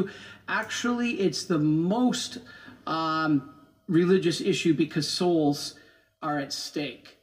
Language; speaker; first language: English; native; English